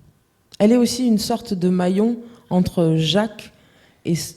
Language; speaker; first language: French; native; French